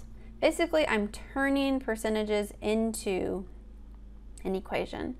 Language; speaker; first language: English; native; English